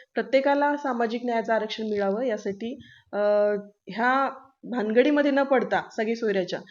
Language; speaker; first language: Marathi; native; Marathi